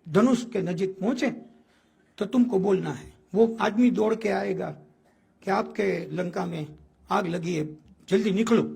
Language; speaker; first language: Hindi; non-native, local second language; Gujarati